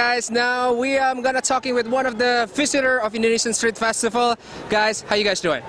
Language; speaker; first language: English; non-native, fluent; Indonesian